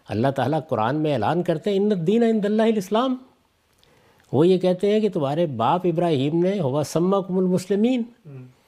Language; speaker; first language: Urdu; non-native, local second language; Punjabi